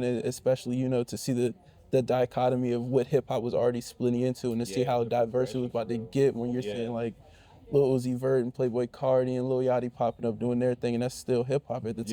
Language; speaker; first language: English; native; English